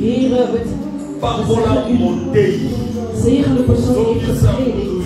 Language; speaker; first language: Dutch; non-native, fluent; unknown